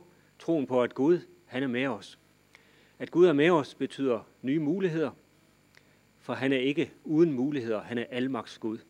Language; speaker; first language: Danish; native; Danish